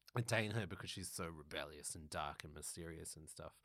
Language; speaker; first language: English; native; English